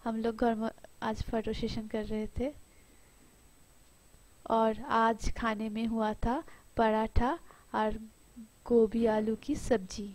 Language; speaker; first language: Hindi; non-native, local second language; Bangla